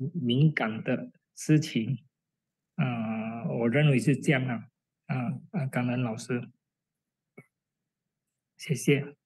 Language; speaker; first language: Chinese; early bilingual, heritage; Chinese